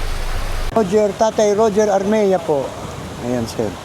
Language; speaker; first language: Filipino; native; Filipino